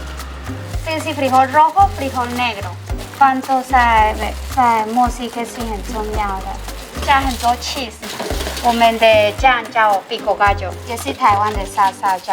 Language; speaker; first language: Chinese; non-native, learner; Spanish